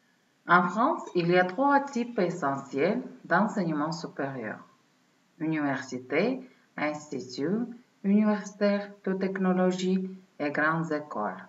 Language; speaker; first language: French; non-native, fluent; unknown